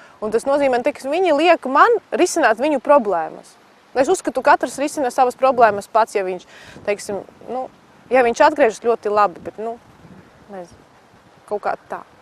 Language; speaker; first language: Latvian; native; Latvian